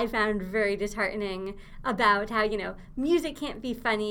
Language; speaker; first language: English; native; English